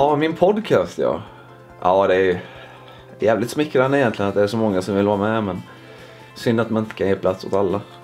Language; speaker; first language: Swedish; early bilingual, other home language; Russian